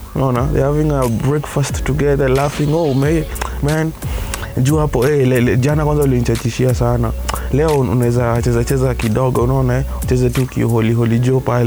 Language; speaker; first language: English; non-native, local second language; Kikuyu